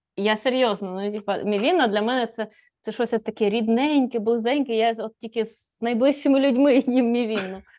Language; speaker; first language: Ukrainian; native; Ukrainian